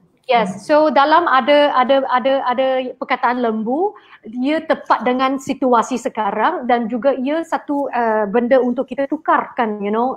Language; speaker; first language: Malay; non-native, local second language; Chinese